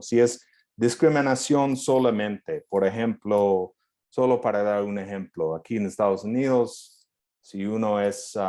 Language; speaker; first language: Spanish; non-native, fluent; English